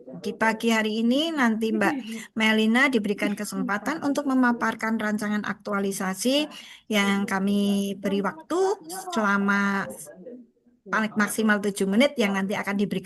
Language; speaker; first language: Indonesian; native; Indonesian